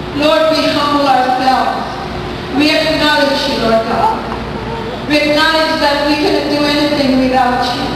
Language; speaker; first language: English; non-native, local second language; Filipino